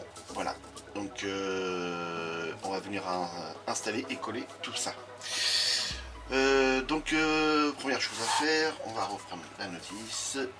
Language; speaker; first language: French; native; French